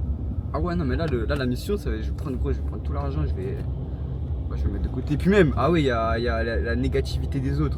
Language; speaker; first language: French; native; French